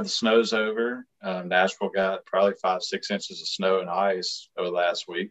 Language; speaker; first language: English; native; English